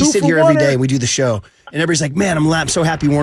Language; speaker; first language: English; native; English